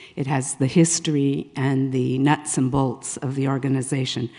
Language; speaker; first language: English; native; English